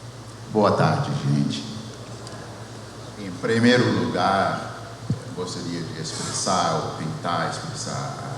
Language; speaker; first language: Portuguese; non-native, fluent; English